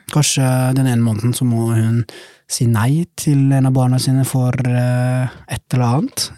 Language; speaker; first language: Norwegian; early bilingual, other home language; Somali